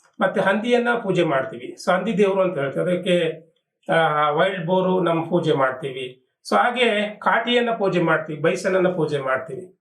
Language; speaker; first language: Kannada; non-native, local second language; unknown